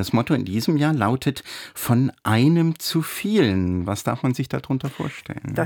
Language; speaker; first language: German; native; German